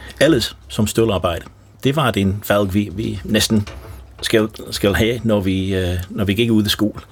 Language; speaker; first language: Danish; non-native, fluent; English